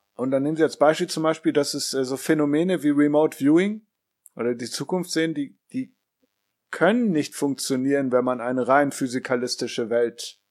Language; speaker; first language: German; native; German